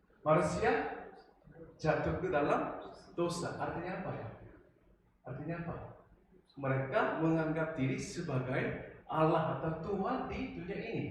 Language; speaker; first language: Indonesian; non-native, fluent; Korean